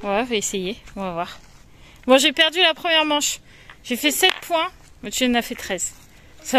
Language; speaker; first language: French; native; French